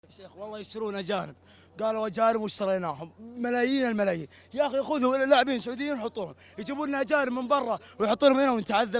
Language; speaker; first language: Arabic; native; Arabic